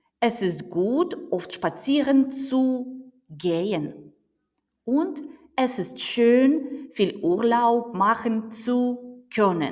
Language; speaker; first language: German; non-native, fluent; Ukrainian